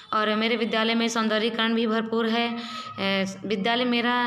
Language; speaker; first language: Hindi; native; Hindi